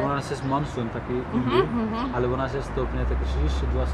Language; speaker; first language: Polish; non-native, learner; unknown